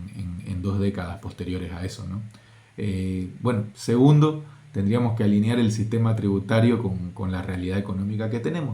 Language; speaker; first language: Spanish; native; Spanish